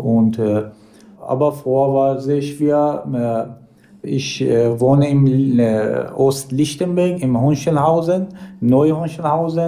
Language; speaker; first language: German; non-native, learner; Persian